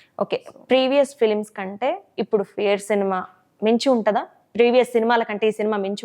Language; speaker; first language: Telugu; native; Telugu